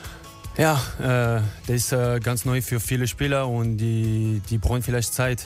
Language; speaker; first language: German; non-native, learner; French